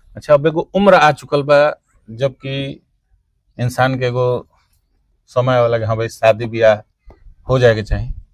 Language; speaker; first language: Bhojpuri; native; Bhojpuri